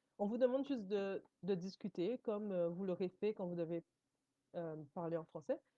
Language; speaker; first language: French; native; French